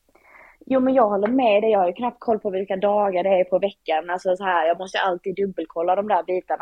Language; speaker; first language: Swedish; native; Swedish